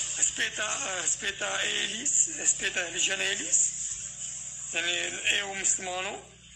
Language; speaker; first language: Portuguese; non-native, fluent; Arabic